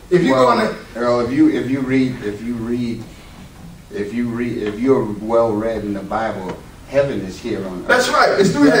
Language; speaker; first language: English; native; English